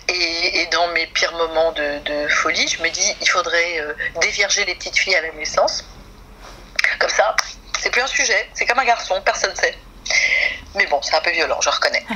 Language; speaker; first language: French; native; French